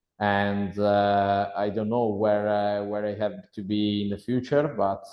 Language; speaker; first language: English; non-native, learner; Italian